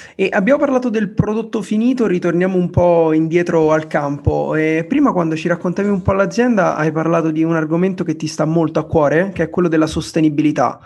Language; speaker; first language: Italian; native; Italian